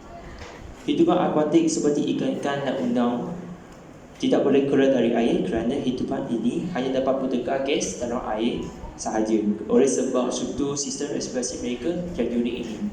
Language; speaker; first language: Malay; non-native, local second language; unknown